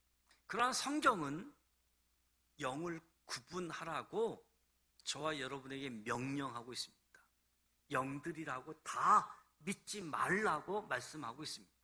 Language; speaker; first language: Korean; native; Korean